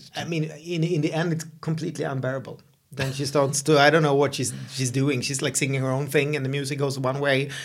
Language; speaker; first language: English; non-native, fluent; Swedish